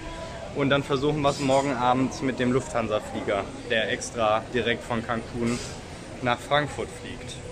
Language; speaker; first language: German; native; German